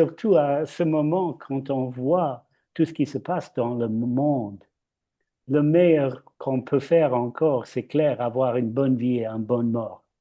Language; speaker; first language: French; non-native, fluent; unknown